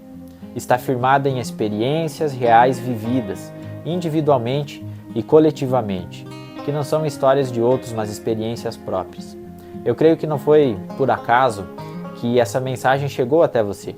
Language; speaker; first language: Portuguese; native; Portuguese